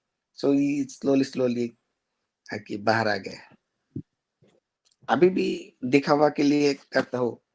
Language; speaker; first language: Hindi; non-native, learner; Bangla